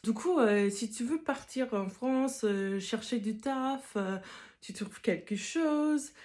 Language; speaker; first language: French; non-native, fluent; English